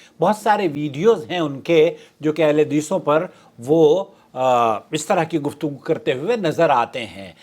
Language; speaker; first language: Urdu; native; Urdu